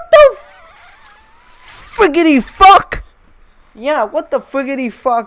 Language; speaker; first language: English; native; English